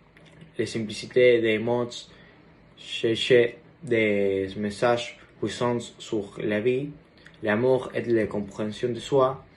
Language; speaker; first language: French; non-native, learner; Spanish